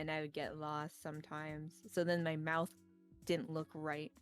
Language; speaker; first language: English; native; English